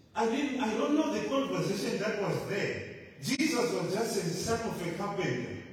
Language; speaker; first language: English; non-native, local second language; Shona